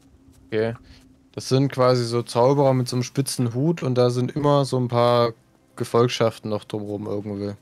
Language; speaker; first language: German; native; German